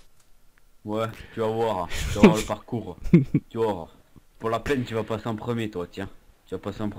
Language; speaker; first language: French; native; French